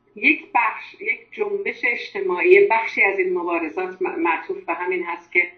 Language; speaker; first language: Persian; non-native, local second language; Azerbaijani